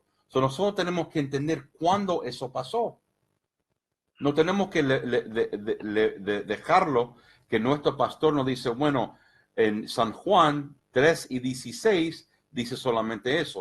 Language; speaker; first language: Spanish; early bilingual, heritage; Spanish